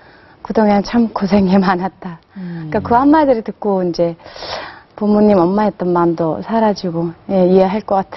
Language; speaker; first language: Korean; non-native, fluent; Filipino